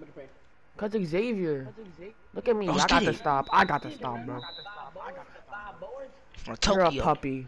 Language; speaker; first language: English; native; English